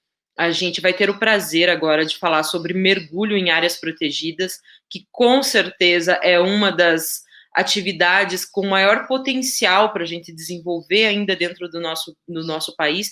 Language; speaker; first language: Portuguese; native; Portuguese